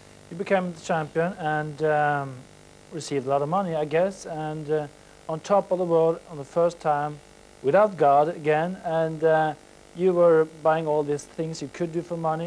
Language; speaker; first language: English; non-native, fluent; Norwegian